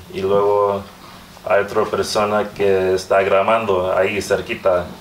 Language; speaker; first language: Spanish; early bilingual, other home language; English